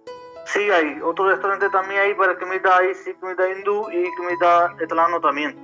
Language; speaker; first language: Spanish; non-native, learner; Punjabi